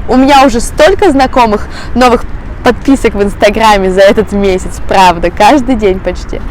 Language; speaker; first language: Russian; native; Russian